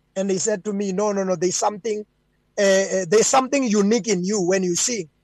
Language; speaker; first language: English; non-native, local second language; Venda